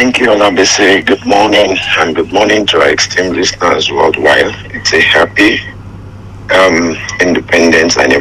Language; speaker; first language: English; non-native, local second language; Yoruba